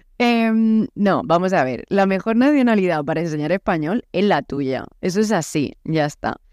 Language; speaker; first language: Spanish; native; Spanish